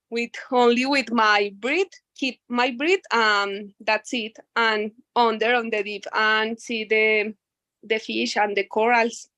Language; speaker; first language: English; non-native, learner; Spanish